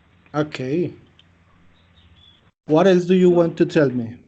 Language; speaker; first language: English; non-native, fluent; Spanish